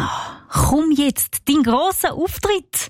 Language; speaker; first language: German; native; German